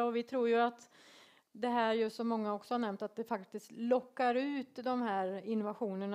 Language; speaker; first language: Swedish; native; Swedish